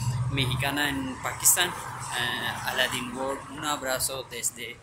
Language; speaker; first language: Spanish; non-native, learner; Urdu